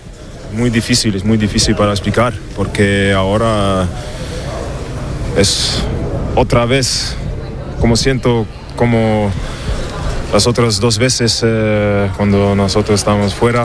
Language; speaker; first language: Spanish; non-native, learner; German